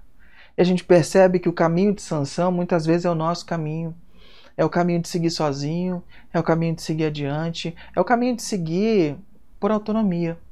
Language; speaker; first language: Portuguese; native; Portuguese